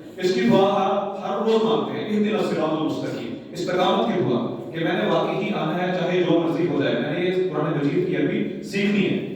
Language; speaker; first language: Urdu; non-native, local second language; Punjabi